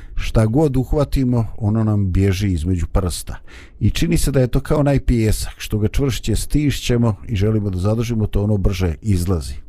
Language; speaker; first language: Bosnian; native; Bosnian